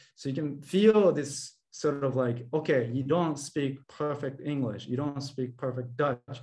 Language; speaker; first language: English; non-native, fluent; Japanese